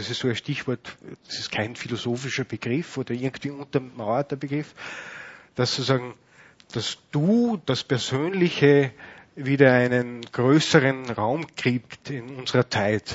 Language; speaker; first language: German; native; German